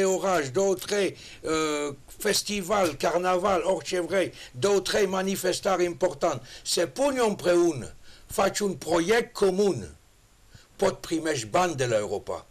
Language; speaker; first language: Romanian; non-native, learner; French